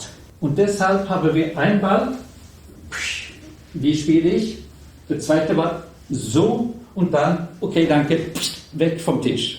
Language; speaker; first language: German; non-native, learner; Swedish